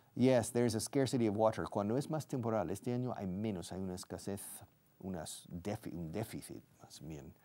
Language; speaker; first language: Spanish; non-native, fluent; English